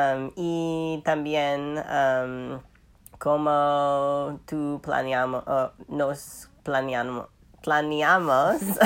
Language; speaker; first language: Spanish; non-native, learner; English